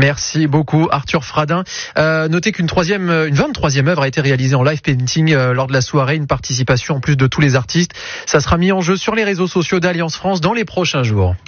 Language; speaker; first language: French; native; French